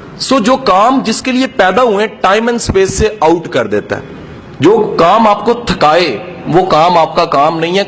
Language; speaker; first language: Urdu; non-native, local second language; Punjabi